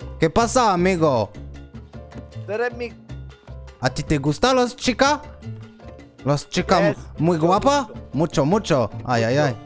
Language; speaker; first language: Spanish; non-native, learner; French